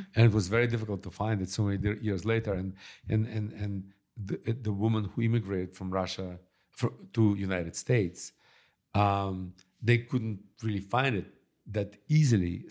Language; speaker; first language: English; early bilingual, other home language; Russian